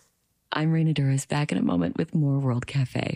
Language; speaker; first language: English; native; English